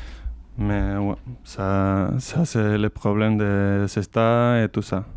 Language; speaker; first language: French; non-native, learner; Spanish